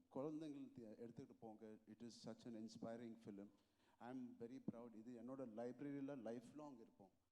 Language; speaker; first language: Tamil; non-native, local second language; Telugu